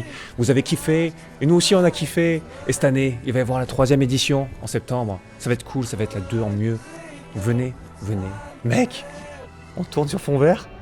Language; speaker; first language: French; native; French